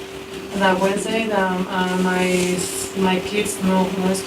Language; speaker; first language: English; non-native, learner; Spanish